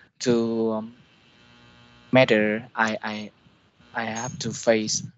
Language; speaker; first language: English; non-native, learner; Vietnamese